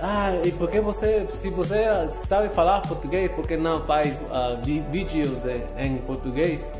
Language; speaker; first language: Portuguese; non-native, learner; Spanish